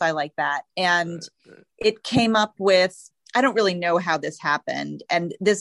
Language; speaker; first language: English; native; English